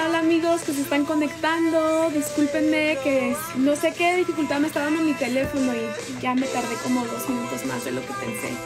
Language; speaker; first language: Spanish; early bilingual, heritage; Spanish